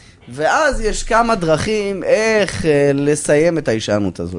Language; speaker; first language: Hebrew; native; Hebrew